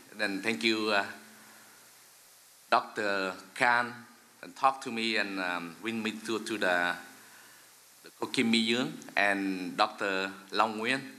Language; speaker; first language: English; non-native, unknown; Vietnamese